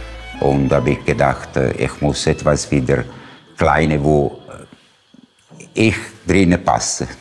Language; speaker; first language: German; non-native, fluent; Italian